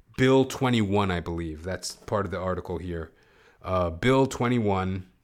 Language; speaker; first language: English; early bilingual, other home language; Hindi